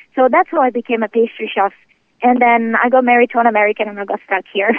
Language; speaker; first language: English; native; English